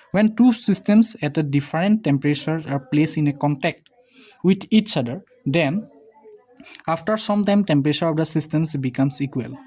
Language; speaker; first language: English; non-native, local second language; Assamese